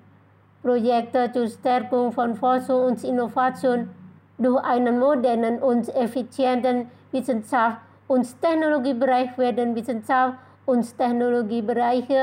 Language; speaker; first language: German; non-native, fluent; Indonesian